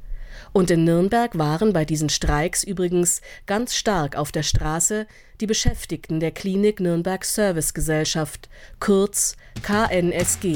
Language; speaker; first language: German; native; German